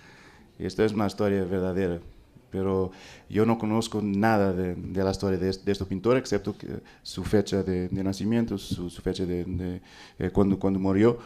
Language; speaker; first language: Spanish; non-native, fluent; Portuguese